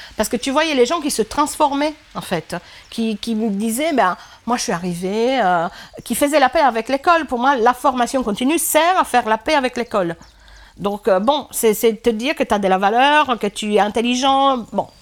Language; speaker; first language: French; non-native, fluent; Italian